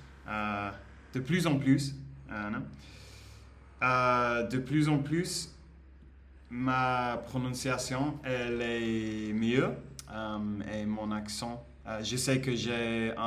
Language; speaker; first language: French; non-native, learner; Spanish